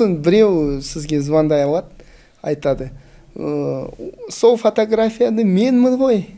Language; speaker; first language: Kazakh; non-native, local second language; Russian